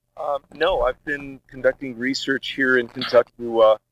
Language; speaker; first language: English; early bilingual, other home language; Portuguese